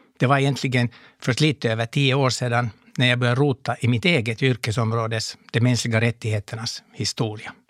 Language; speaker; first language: Swedish; native; Swedish